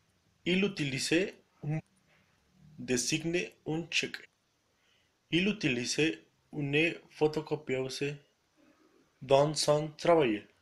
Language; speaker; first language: French; non-native, learner; Spanish